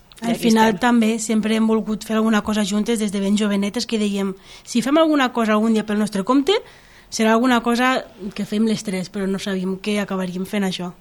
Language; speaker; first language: Catalan; native; Catalan